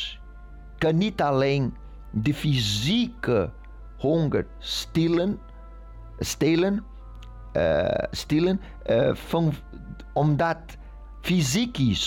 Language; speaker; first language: Dutch; non-native, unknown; Portuguese